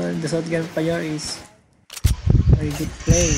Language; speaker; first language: English; non-native, learner; Indonesian